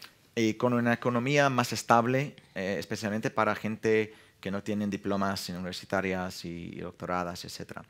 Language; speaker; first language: Spanish; non-native, fluent; English